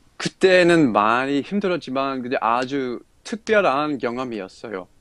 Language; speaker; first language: Korean; non-native, fluent; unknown